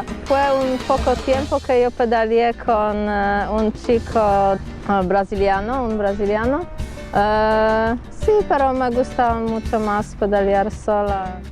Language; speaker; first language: Spanish; non-native, learner; Polish